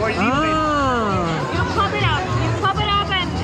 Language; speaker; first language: English; non-native, local second language; Swahili